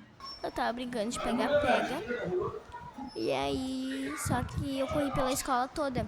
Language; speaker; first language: Portuguese; native; Portuguese